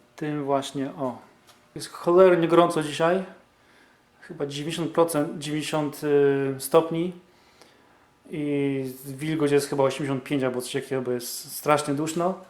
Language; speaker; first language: Polish; early bilingual, heritage; Polish